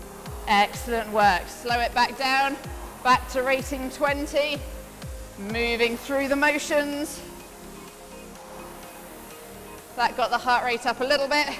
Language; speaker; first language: English; native; English